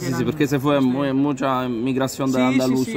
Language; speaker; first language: Spanish; non-native, learner; Italian